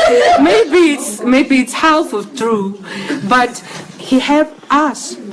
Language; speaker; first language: English; non-native, learner; Russian